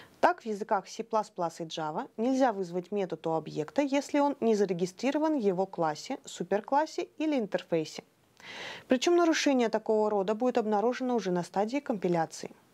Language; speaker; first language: Russian; native; Russian